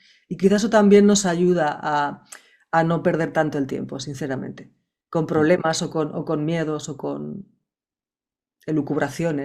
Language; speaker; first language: Spanish; native; Spanish